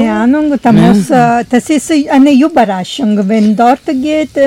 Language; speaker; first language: German; non-native, learner; Italian